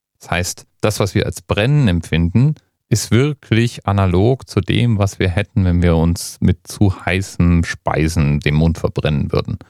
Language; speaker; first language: German; native; German